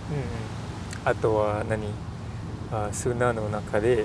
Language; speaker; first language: Japanese; non-native, learner; English